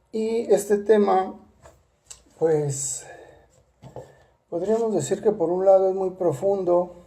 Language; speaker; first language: Spanish; native; Spanish